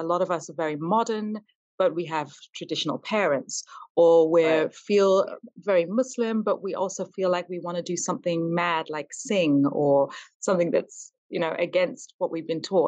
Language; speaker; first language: English; native; English